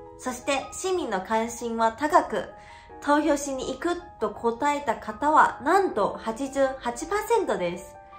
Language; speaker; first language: Japanese; non-native, fluent; Chinese